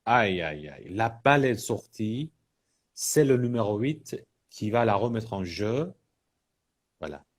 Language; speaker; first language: French; non-native, fluent; Persian